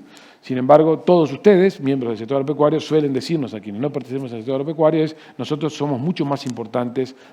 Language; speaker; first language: Spanish; native; Spanish